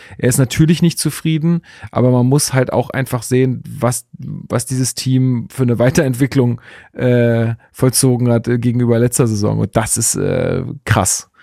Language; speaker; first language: German; native; German